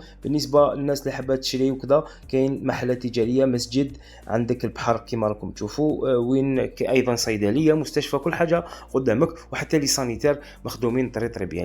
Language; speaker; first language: Arabic; native; Arabic